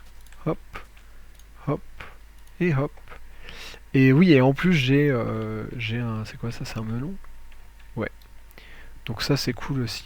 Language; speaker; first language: French; native; French